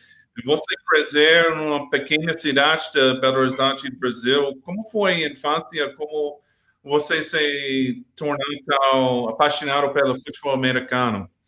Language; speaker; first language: Portuguese; non-native, learner; English